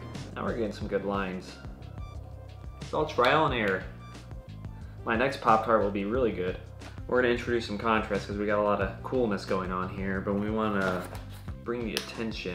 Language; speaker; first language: English; native; English